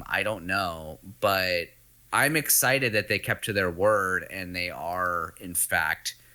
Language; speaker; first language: English; native; English